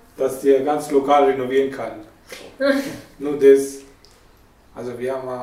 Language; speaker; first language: German; non-native, learner; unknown